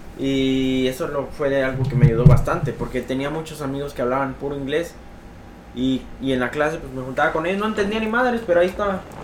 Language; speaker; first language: Spanish; native; Spanish